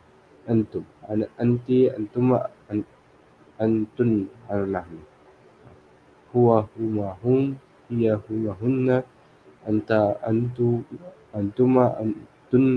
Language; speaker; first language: Arabic; non-native, learner; Filipino